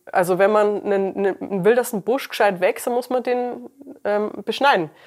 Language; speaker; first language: German; early bilingual, other home language; English